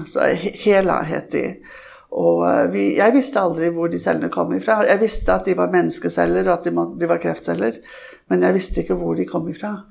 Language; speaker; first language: Norwegian; early bilingual, heritage; Norwegian